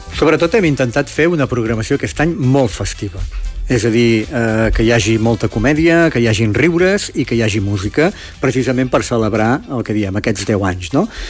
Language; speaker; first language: Catalan; native; Catalan